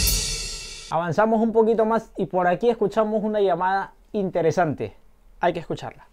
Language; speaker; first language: Spanish; native; Spanish